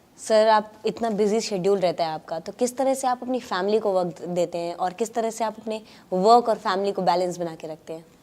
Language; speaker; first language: Hindi; native; Hindi